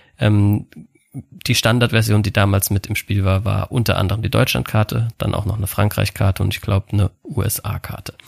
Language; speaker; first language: German; native; German